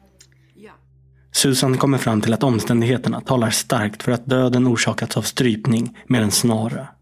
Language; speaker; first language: Swedish; native; Swedish